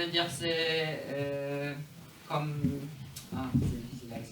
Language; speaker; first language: French; non-native, fluent; Polish